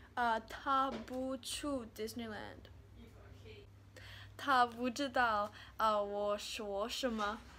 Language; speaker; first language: Chinese; non-native, learner; English